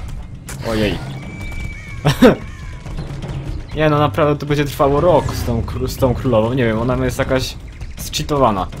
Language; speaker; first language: Polish; native; Polish